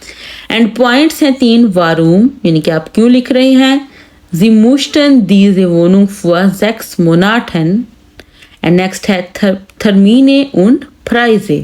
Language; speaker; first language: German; non-native, learner; Urdu